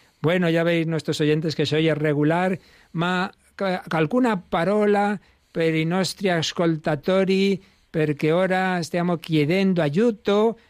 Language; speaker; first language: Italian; non-native, learner; Spanish